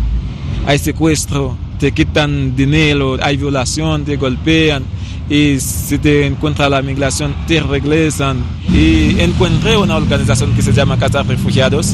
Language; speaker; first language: Spanish; non-native, fluent; Haitian Creole